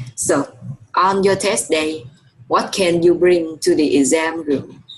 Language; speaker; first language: English; non-native, fluent; Vietnamese